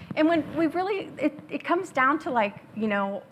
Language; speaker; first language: English; native; English